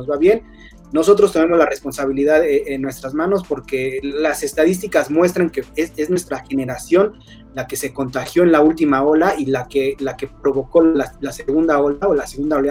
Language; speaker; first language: Spanish; native; Spanish